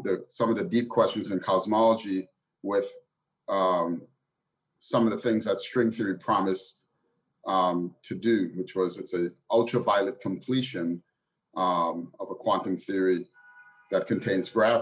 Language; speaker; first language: English; native; English